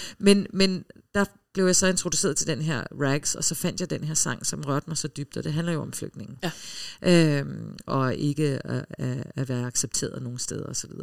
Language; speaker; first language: Danish; early bilingual, heritage; Danish